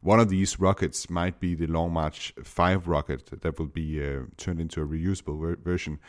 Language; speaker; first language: English; non-native, fluent; Danish